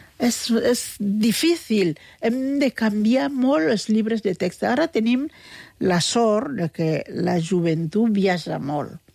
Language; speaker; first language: Catalan; non-native, fluent; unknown